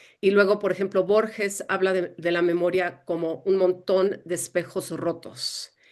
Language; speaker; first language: Spanish; early bilingual, other home language; English